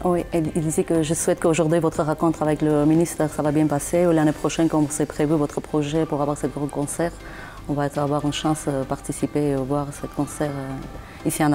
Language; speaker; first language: French; non-native, fluent; Armenian